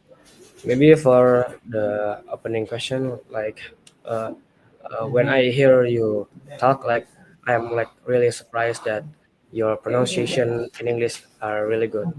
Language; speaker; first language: English; non-native, learner; Indonesian